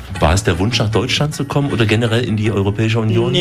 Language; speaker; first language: German; native; German